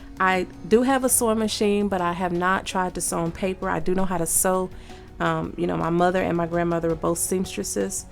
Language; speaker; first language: English; native; English